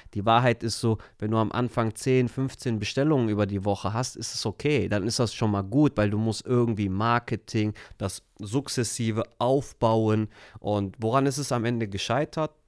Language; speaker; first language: German; early bilingual, other home language; Turkish